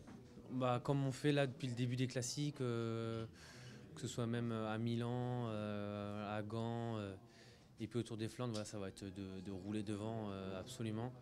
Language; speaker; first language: French; native; French